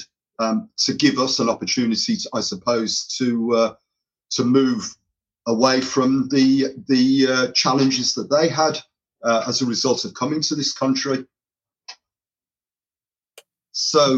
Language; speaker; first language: English; native; English